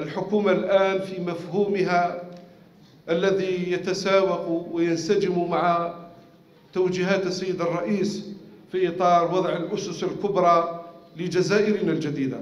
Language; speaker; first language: Arabic; native; Arabic